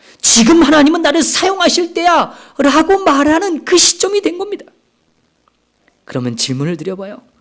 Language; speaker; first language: Korean; native; Korean